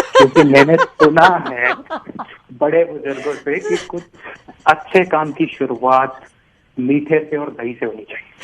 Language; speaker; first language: Hindi; native; Hindi